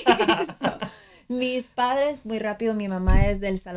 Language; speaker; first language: Spanish; early bilingual, other home language; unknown